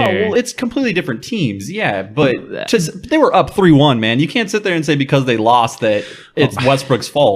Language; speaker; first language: English; native; English